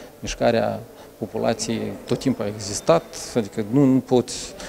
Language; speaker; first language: Romanian; native; Romanian